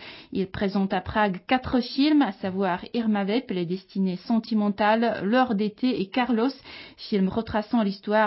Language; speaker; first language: French; native; French